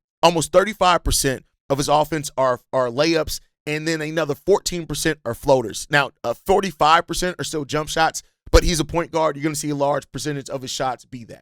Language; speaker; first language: English; native; English